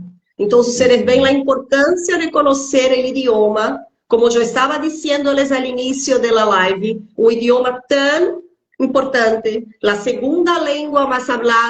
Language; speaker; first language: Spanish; non-native, fluent; Portuguese